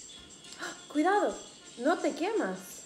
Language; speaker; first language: Spanish; non-native, learner; English